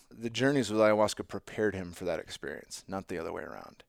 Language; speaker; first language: English; native; English